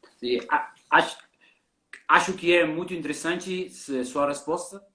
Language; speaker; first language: Portuguese; non-native, learner; Spanish